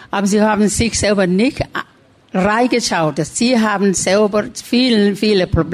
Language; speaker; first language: German; non-native, learner; Thai